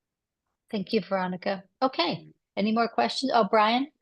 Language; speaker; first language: English; native; English